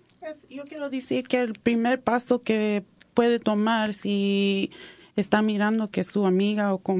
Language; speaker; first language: Spanish; early bilingual, heritage; Spanish